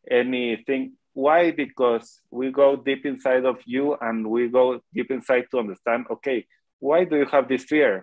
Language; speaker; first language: English; non-native, fluent; Spanish